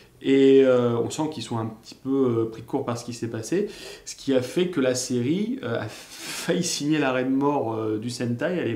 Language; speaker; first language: French; native; French